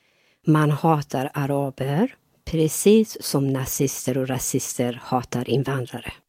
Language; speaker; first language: Swedish; non-native, fluent; Persian